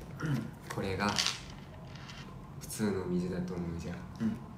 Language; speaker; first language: Japanese; non-native, fluent; Korean